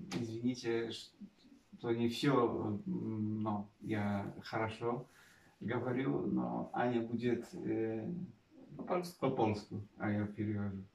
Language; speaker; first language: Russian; non-native, learner; Polish